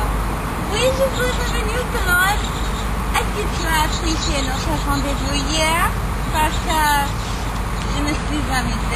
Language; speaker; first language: French; non-native, learner; English